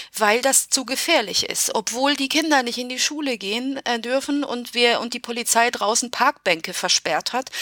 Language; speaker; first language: German; early bilingual, other home language; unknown